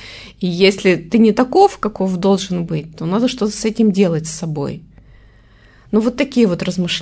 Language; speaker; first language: Russian; native; Russian